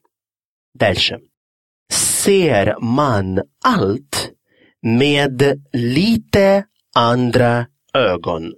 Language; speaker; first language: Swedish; non-native, fluent; Russian